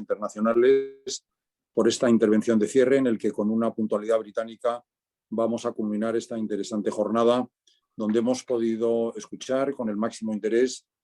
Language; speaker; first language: Spanish; native; Spanish